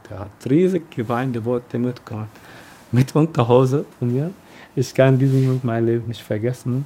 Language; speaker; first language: German; non-native, learner; Arabic